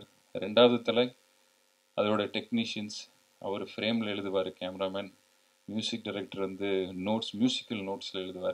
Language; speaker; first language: Tamil; native; Tamil